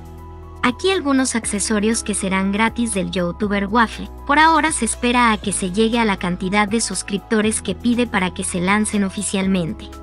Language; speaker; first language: Spanish; native; Spanish